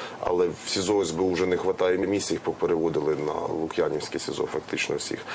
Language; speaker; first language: Ukrainian; native; Ukrainian